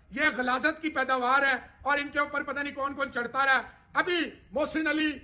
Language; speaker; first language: Urdu; native; Urdu